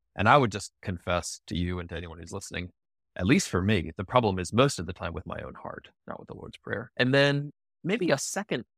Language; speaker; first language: English; native; English